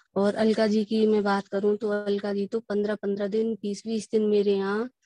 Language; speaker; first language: Hindi; native; Hindi